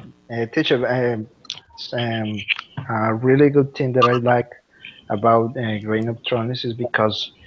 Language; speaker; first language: English; non-native, learner; Spanish